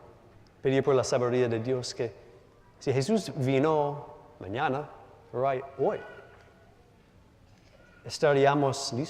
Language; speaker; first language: Spanish; non-native, learner; English